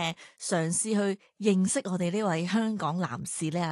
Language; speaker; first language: Cantonese; native; Cantonese